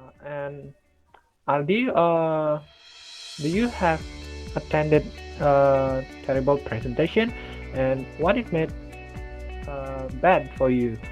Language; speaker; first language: English; non-native, learner; Indonesian